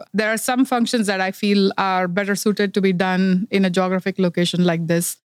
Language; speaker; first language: English; non-native, local second language; Kannada